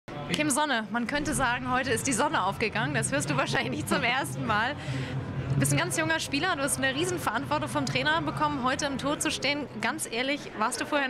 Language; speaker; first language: German; native; German